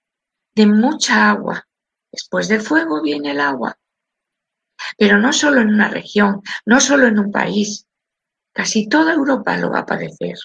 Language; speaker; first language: Spanish; native; Spanish